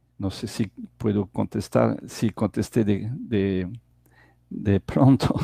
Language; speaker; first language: Spanish; non-native, fluent; Portuguese